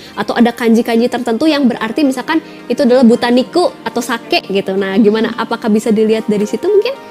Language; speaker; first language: Indonesian; native; Indonesian